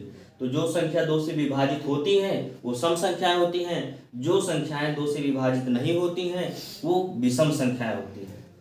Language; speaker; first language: Hindi; native; Hindi